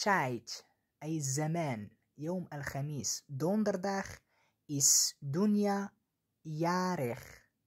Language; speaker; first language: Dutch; non-native, fluent; Arabic